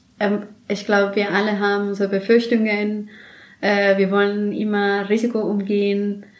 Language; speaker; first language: German; non-native, fluent; Spanish